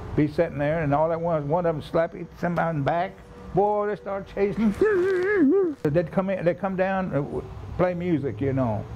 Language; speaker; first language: English; native; English